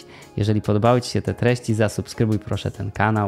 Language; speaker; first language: Polish; native; Polish